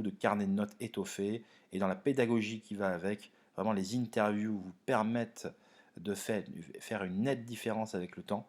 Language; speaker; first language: French; native; French